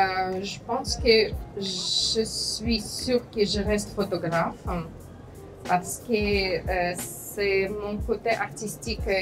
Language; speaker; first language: French; non-native, fluent; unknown